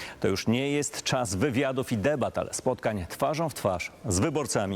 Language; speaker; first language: Polish; native; Polish